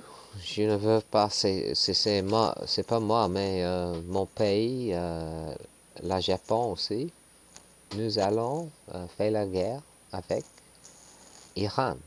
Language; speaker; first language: French; non-native, learner; English